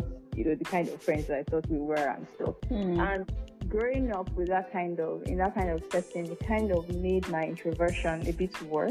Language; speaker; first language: English; non-native, local second language; Yoruba